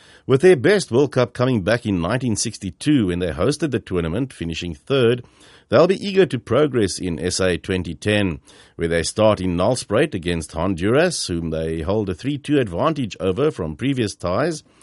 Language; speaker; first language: English; early bilingual, other home language; Afrikaans